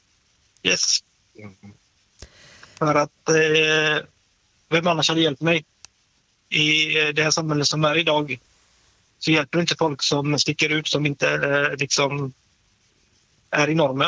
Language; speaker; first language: Swedish; native; Swedish